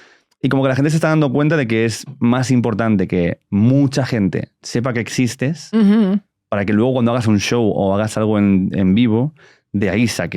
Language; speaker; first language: Spanish; native; Spanish